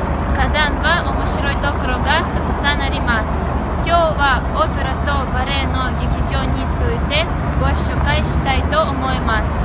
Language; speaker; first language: Japanese; non-native, learner; Russian